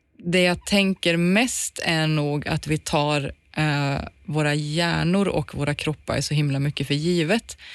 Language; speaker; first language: Swedish; native; Swedish